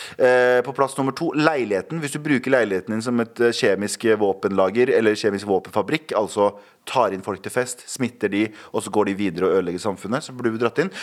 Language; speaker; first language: Norwegian; early bilingual, other home language; Kurdish